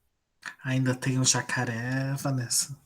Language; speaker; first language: Portuguese; native; Portuguese